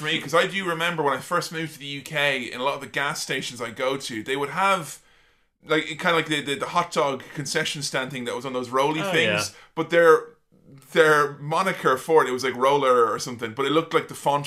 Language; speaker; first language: English; native; English